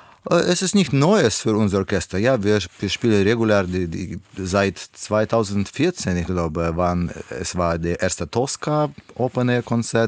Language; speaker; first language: German; non-native, learner; Russian